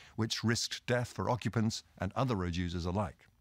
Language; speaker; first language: English; native; English